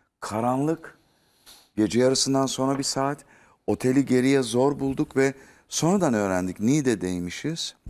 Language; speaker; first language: Turkish; native; Turkish